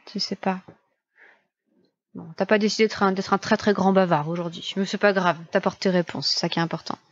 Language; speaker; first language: French; native; French